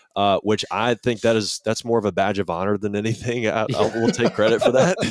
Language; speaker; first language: English; native; English